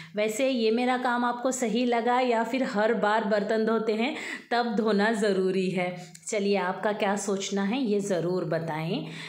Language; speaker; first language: Hindi; native; Hindi